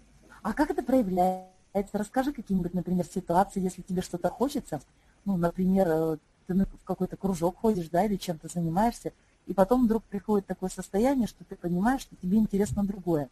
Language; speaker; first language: Russian; native; Russian